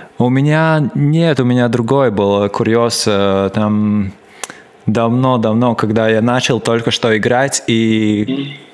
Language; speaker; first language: Russian; non-native, local second language; Latvian